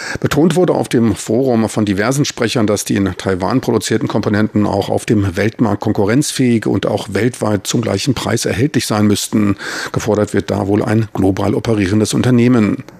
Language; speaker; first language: German; native; German